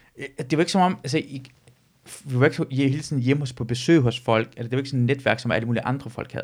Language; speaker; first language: Danish; early bilingual, other home language; Persian